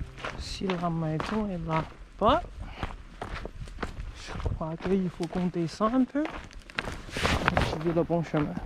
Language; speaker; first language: French; non-native, fluent; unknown